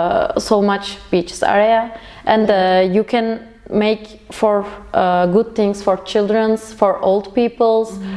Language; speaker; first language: English; non-native, learner; Turkish